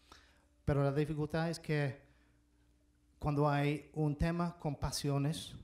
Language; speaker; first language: Spanish; non-native, fluent; English